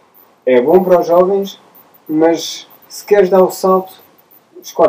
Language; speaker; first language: Portuguese; native; Portuguese